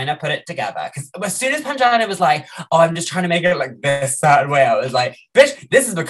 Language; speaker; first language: English; native; English